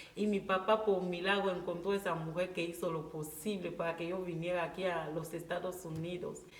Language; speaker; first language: Spanish; non-native, local second language; Fang